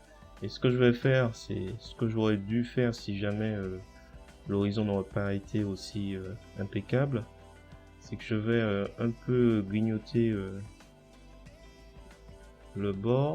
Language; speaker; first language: French; native; French